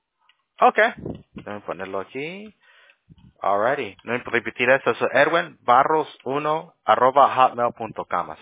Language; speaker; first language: Spanish; early bilingual, heritage; Spanish